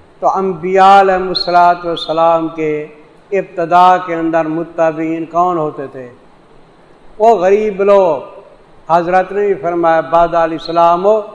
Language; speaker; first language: Urdu; non-native, local second language; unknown